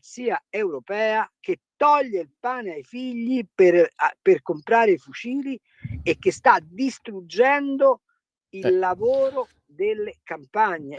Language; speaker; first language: Italian; native; Italian